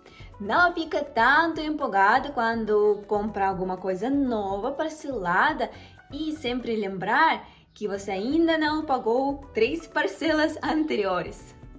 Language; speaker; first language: Portuguese; non-native, fluent; Russian